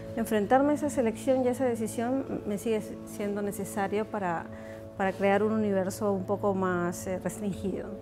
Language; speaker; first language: Spanish; native; Spanish